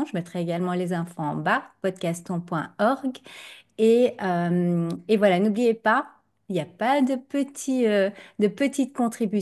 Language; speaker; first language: French; native; French